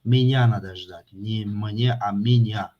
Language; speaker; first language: Russian; non-native, fluent; Tajik